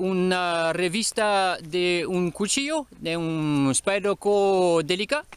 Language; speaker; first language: Spanish; non-native, learner; French